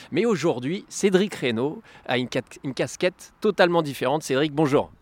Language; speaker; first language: French; native; French